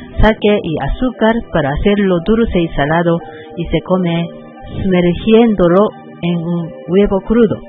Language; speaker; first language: Spanish; non-native, learner; Japanese